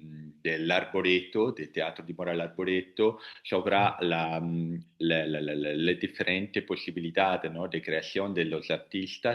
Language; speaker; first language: Spanish; non-native, learner; Italian